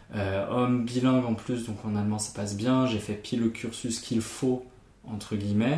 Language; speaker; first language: French; non-native, fluent; German